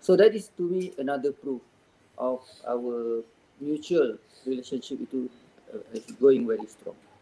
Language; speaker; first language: English; non-native, local second language; Malay